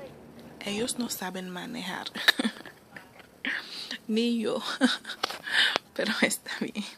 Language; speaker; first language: Spanish; early bilingual, other home language; Haitian Creole